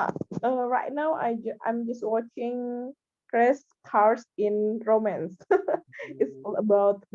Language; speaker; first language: English; non-native, learner; Indonesian